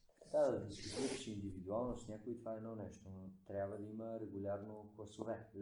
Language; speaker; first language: Bulgarian; native; Bulgarian